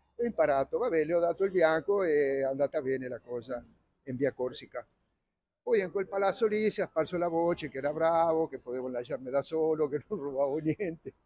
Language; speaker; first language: Italian; non-native, fluent; Spanish